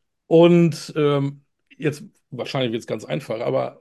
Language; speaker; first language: German; native; German